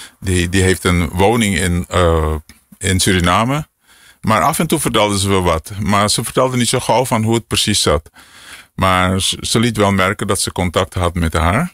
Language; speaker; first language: Dutch; native; Dutch